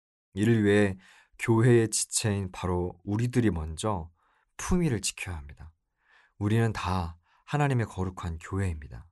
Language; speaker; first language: Korean; native; Korean